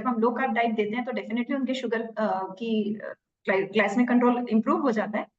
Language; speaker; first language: Hindi; native; Hindi